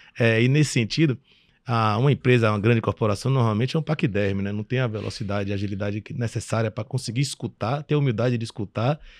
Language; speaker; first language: Portuguese; early bilingual, other home language; French